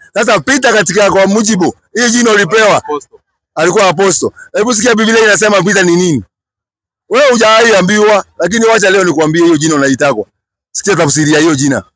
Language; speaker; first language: Swahili; non-native, local second language; Kikuyu